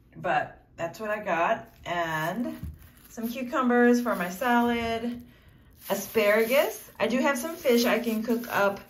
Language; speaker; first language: English; native; English